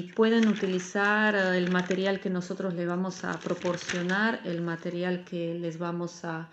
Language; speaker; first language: Spanish; non-native, fluent; Ukrainian